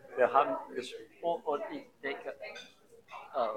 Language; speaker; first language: German; non-native, learner; English